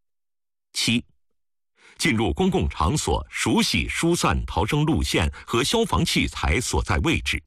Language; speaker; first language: Chinese; native; Chinese